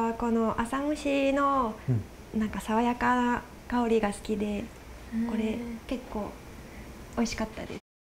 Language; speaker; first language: Japanese; non-native, fluent; French